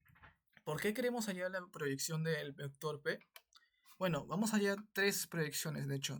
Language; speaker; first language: Spanish; native; Spanish